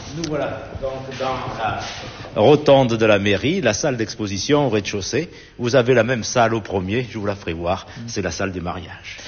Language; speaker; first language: French; native; French